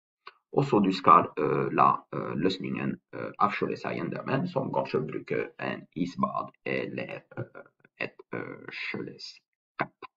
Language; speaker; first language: Norwegian; non-native, fluent; French